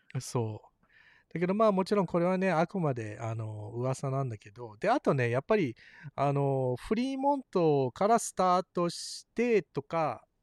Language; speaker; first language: Japanese; early bilingual, heritage; Japanese